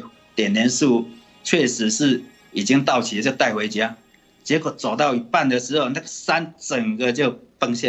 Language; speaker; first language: Chinese; native; Chinese